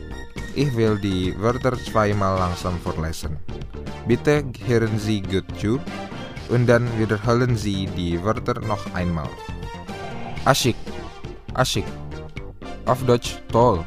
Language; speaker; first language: German; non-native, fluent; Indonesian